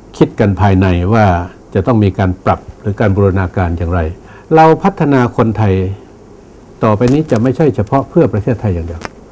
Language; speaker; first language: Thai; non-native, local second language; Northeastern Thai